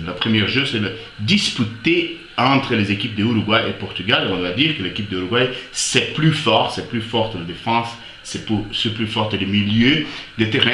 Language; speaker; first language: French; non-native, fluent; Portuguese